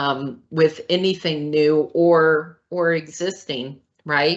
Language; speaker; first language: English; native; English